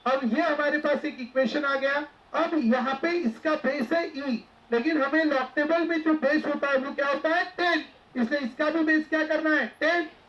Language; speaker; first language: Hindi; non-native, local second language; Marathi